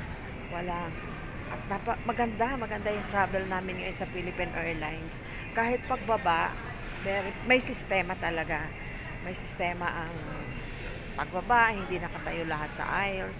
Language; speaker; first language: Filipino; native; Filipino